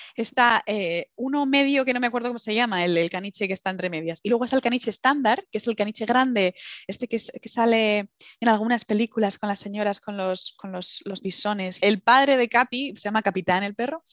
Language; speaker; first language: Spanish; native; Spanish